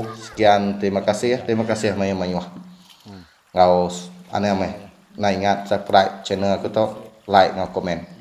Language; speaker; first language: Malay; non-native, local second language; Iban